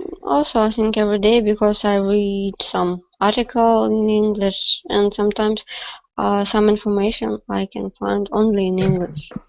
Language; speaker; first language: English; non-native, learner; Russian